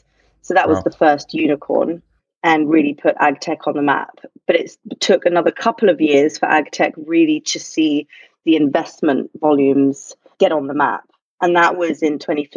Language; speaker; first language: English; native; English